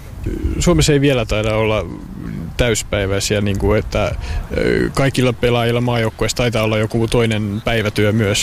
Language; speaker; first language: Finnish; native; Finnish